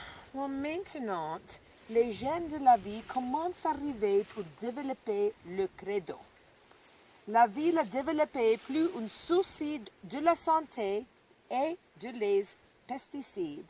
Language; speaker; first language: French; non-native, learner; English